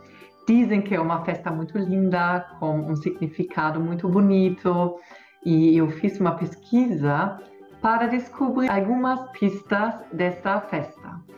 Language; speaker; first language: Portuguese; non-native, fluent; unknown